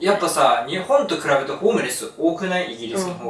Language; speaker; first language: Japanese; native; Japanese